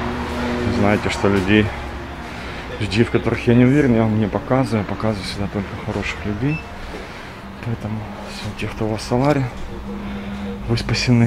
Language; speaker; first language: Russian; native; Russian